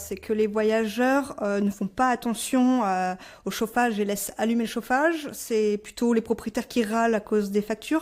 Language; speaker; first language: French; native; French